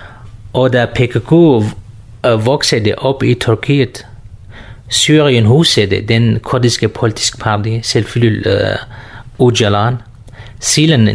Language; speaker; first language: Danish; non-native, learner; Kurdish